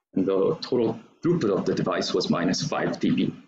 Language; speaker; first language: English; non-native, fluent; Korean